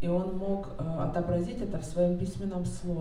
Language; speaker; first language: Russian; native; Russian